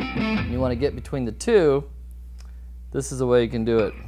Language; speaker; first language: English; native; English